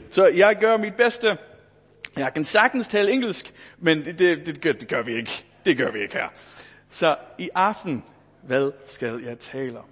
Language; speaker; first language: Danish; non-native, fluent; English